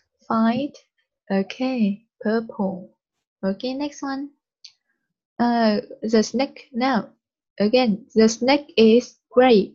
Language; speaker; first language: English; non-native, learner; Vietnamese